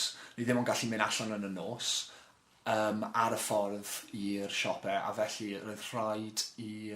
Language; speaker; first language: Welsh; non-native, local second language; English